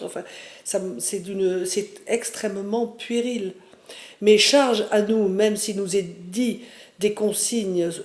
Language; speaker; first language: French; native; French